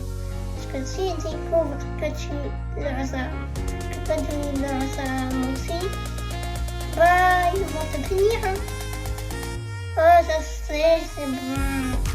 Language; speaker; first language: French; native; French